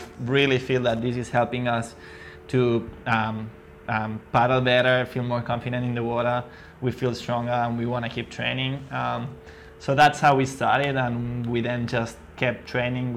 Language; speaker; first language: English; non-native, fluent; Spanish